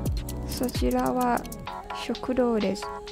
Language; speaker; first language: Japanese; non-native, learner; Thai